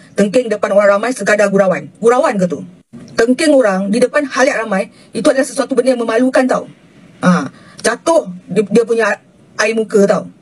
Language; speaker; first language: Malay; native; Malay